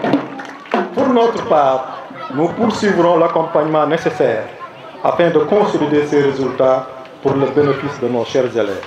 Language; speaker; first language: French; non-native, local second language; Serer